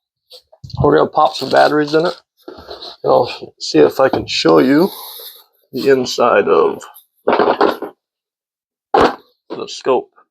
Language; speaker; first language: English; native; English